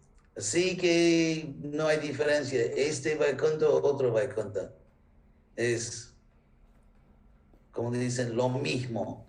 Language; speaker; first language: Spanish; non-native, fluent; English